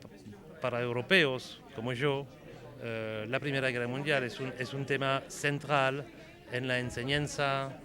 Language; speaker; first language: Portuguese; non-native, learner; Spanish